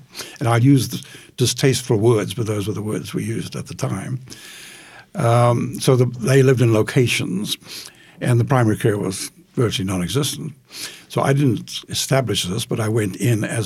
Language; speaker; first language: English; native; English